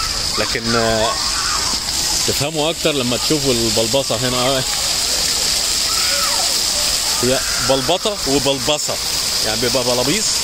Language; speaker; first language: Arabic; native; Arabic